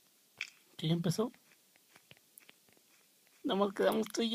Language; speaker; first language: Spanish; native; Spanish